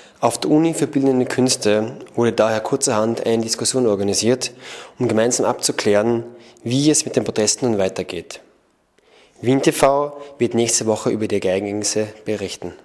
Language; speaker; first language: German; native; German